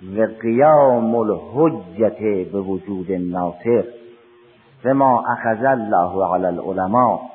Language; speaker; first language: Persian; native; Persian